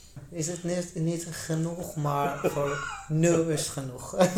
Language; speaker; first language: Dutch; non-native, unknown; Persian